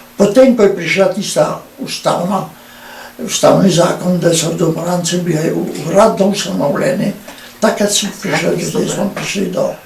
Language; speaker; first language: Slovenian; native; Slovenian